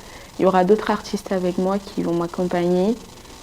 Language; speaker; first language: French; non-native, local second language; Sango